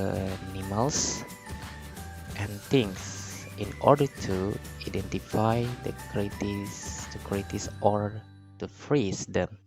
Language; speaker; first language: English; non-native, learner; Indonesian